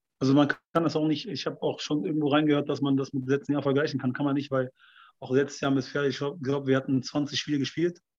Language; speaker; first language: German; early bilingual, other home language; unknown